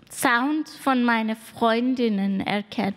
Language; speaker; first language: German; non-native, learner; Persian